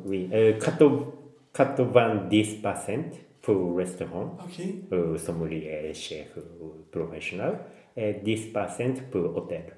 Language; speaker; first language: French; non-native, learner; Japanese